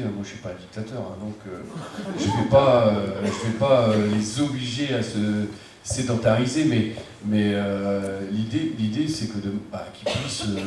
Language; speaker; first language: French; native; French